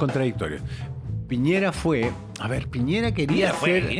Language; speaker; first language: Spanish; native; Spanish